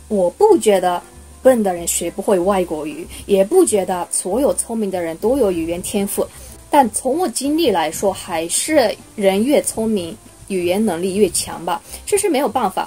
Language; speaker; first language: Chinese; non-native, fluent; Japanese